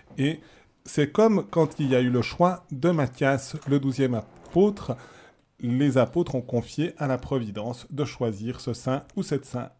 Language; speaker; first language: French; native; French